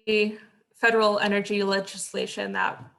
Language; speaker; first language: English; native; English